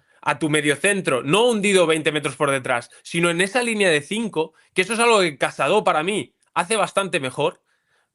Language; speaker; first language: Spanish; native; Spanish